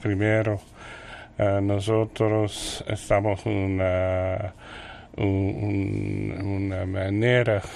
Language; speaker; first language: Spanish; non-native, learner; French